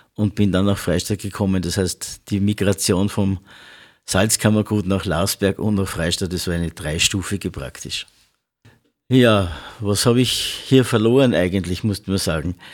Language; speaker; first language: German; native; German